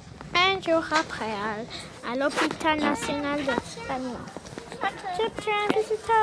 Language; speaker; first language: French; non-native, learner; English